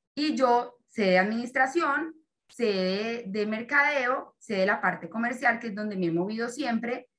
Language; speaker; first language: Spanish; native; Spanish